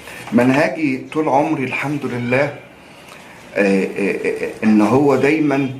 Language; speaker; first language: Arabic; native; Arabic